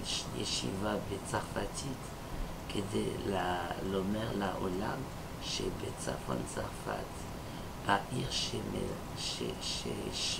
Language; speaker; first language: Hebrew; non-native, fluent; French